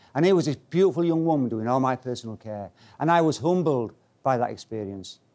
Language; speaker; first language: English; native; English